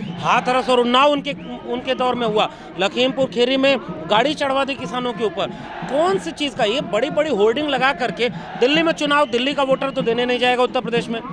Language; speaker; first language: Hindi; native; Hindi